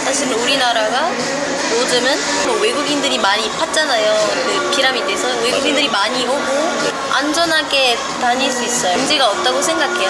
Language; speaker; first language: Korean; non-native, local second language; Arabic